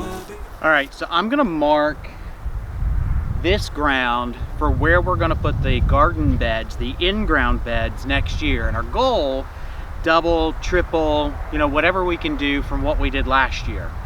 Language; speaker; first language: English; native; English